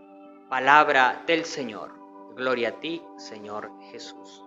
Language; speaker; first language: Spanish; native; Spanish